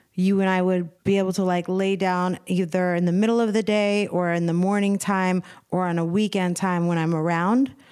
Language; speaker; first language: English; native; English